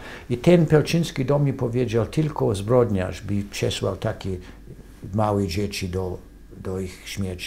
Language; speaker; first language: Polish; non-native, fluent; English